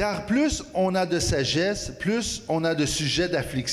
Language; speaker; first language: French; native; French